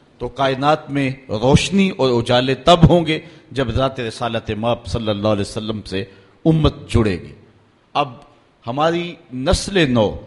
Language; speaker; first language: Urdu; native; Urdu